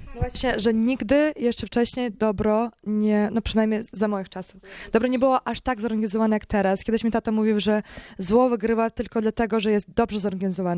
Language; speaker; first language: Polish; non-native, learner; Ukrainian